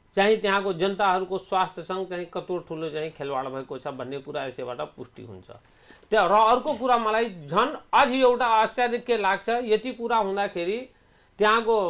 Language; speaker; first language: Nepali; non-native, local second language; Awadhi